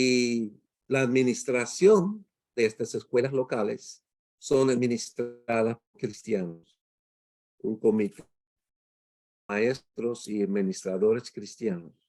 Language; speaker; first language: Spanish; non-native, fluent; English